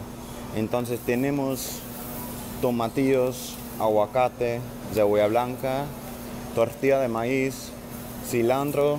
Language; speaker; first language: Spanish; non-native, learner; English